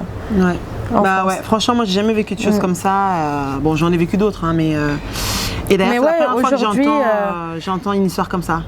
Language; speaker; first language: French; native; French